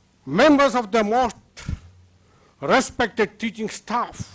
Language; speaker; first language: English; non-native, local second language; Kannada